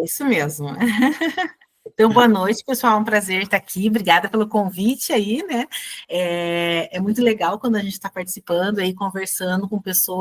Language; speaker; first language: Portuguese; native; Portuguese